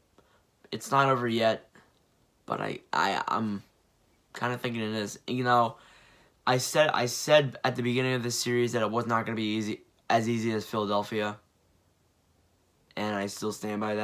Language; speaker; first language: English; native; English